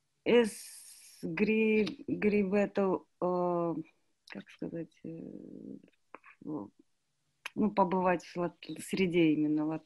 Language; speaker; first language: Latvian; non-native, learner; Kazakh